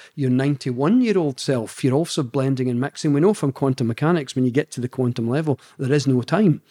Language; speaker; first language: English; native; English